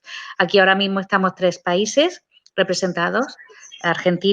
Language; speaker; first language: Spanish; native; Spanish